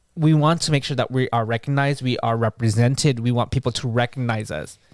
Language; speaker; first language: English; native; English